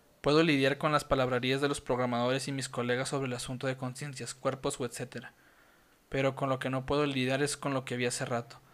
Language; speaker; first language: Spanish; native; Spanish